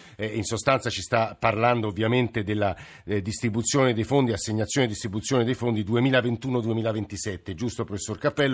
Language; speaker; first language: Italian; native; Italian